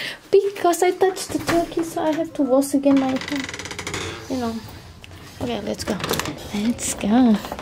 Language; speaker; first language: English; non-native, learner; Indonesian